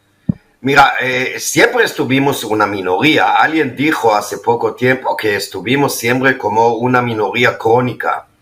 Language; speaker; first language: Spanish; non-native, fluent; Hebrew